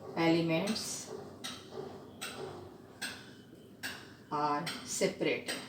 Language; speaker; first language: English; non-native, local second language; Hindi